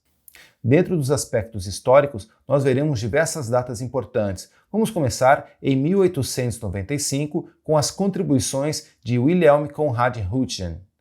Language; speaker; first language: Portuguese; native; Portuguese